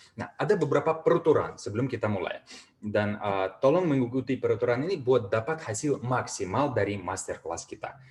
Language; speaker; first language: Indonesian; non-native, fluent; Russian